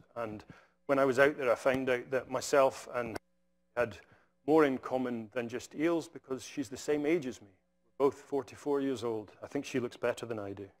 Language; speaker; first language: English; native; English